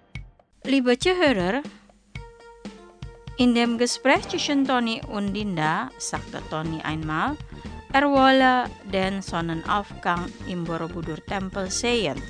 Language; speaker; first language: German; non-native, fluent; Indonesian